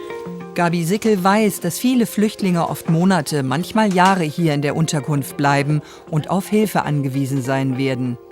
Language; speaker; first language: German; native; German